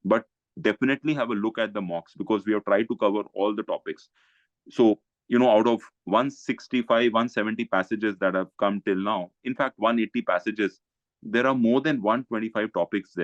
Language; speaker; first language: English; non-native, local second language; Hindi